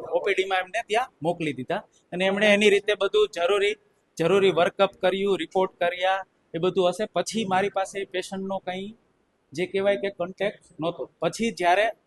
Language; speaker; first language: Gujarati; native; Gujarati